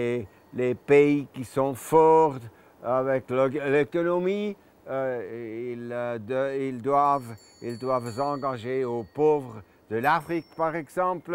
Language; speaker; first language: French; non-native, local second language; German